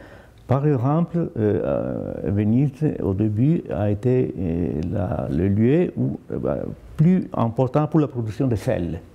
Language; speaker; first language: French; non-native, fluent; Italian